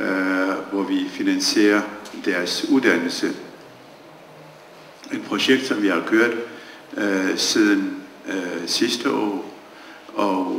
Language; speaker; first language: Danish; early bilingual, other home language; Central Kurdish